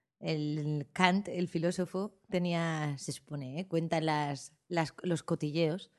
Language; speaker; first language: Spanish; native; Spanish